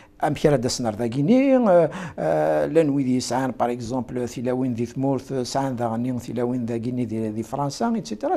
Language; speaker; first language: French; non-native, local second language; Kabyle